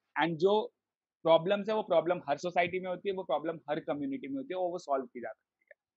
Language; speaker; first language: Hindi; native; Hindi